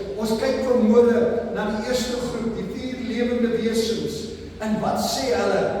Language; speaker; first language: Afrikaans; non-native, local second language; English